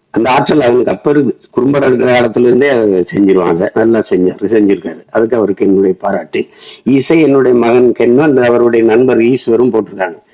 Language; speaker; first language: Tamil; native; Tamil